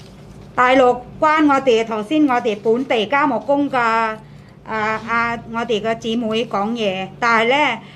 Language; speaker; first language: Cantonese; non-native, fluent; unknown